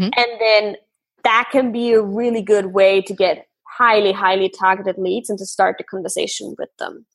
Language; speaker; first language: English; non-native, fluent; German